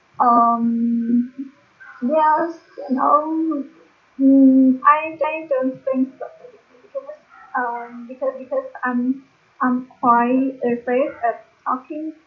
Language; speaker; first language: English; non-native, learner; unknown